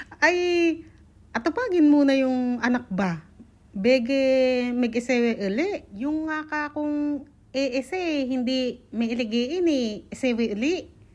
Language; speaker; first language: Filipino; native; Filipino